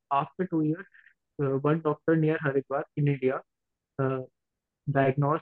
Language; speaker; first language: English; non-native, local second language; Hindi